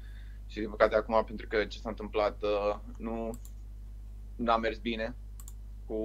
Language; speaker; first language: Romanian; early bilingual, heritage; Romanian